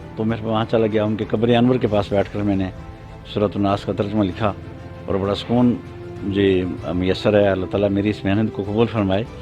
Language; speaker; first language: Urdu; non-native, local second language; Pahari-Potwari